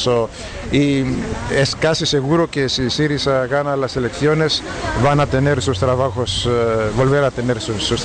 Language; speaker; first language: Spanish; non-native, fluent; Greek